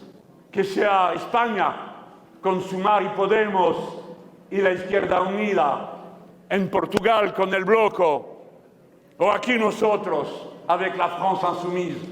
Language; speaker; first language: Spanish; non-native, fluent; French